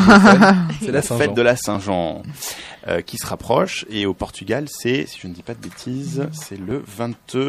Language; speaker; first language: French; native; French